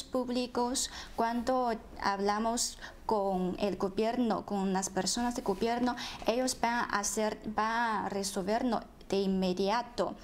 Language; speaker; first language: Spanish; non-native, fluent; Chinese